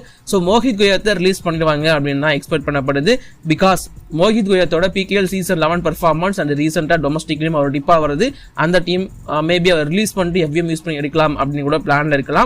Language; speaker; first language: Tamil; native; Tamil